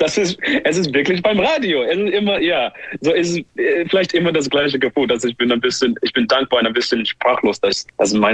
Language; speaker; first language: German; non-native, fluent; English